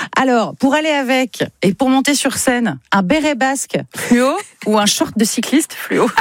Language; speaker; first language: French; native; French